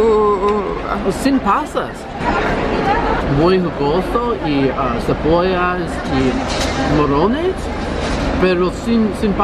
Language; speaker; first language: Spanish; non-native, learner; English